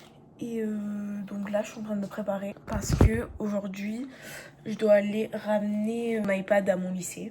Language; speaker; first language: French; native; French